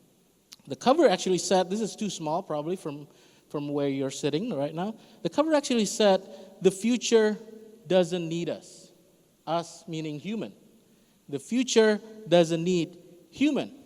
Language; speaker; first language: English; non-native, fluent; Indonesian